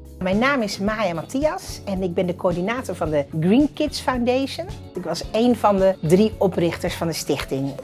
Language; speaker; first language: Dutch; early bilingual, other home language; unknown